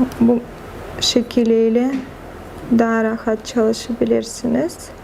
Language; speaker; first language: Turkish; non-native, fluent; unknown